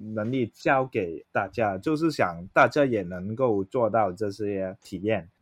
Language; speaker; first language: Chinese; non-native, local second language; Cantonese